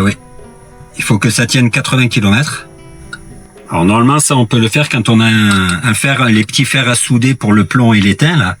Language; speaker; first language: French; native; French